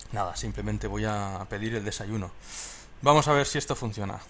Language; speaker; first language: Spanish; native; Spanish